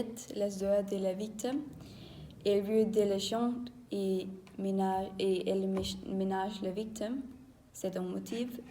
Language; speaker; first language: French; non-native, learner; Danish